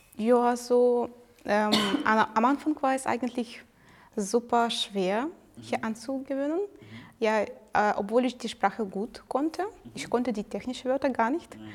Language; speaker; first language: German; non-native, fluent; Ukrainian